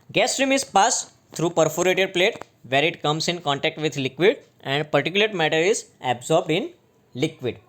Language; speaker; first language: English; non-native, local second language; Gujarati